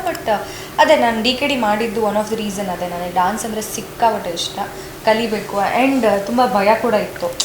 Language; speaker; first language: Kannada; native; Kannada